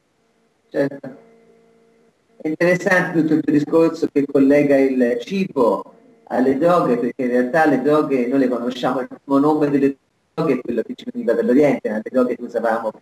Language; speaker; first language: Italian; native; Italian